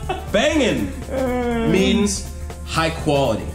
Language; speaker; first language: English; native; English